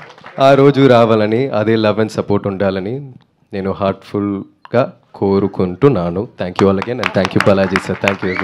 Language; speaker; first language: Telugu; non-native, fluent; Tamil